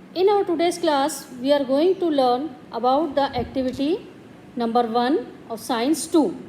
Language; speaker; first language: English; non-native, local second language; Marathi